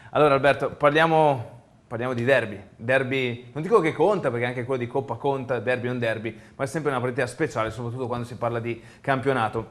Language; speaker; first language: Italian; native; Italian